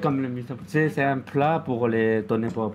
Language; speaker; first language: French; non-native, learner; Chinese